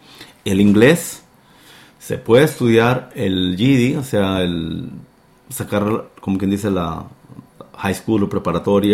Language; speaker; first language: Spanish; native; Spanish